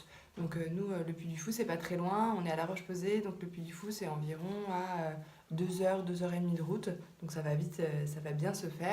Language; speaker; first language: French; native; French